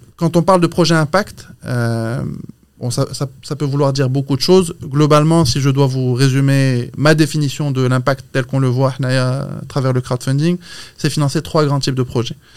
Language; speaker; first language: French; non-native, local second language; Arabic